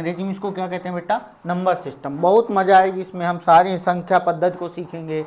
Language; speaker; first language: Hindi; native; Hindi